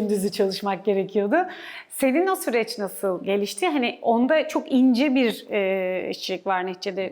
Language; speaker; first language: Turkish; native; Turkish